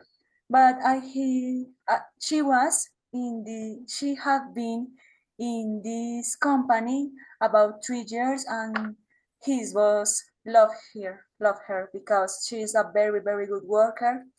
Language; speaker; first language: English; non-native, learner; Spanish